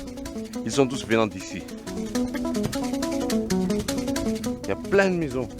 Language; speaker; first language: French; non-native, local second language; Malagasy